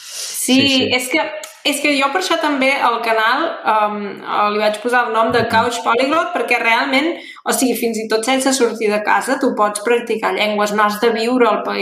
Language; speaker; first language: Catalan; native; Catalan